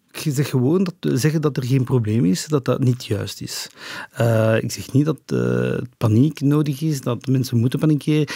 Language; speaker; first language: Dutch; non-native, local second language; French